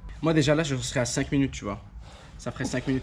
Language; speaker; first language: French; native; French